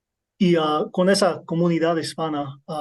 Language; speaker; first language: Spanish; non-native, learner; English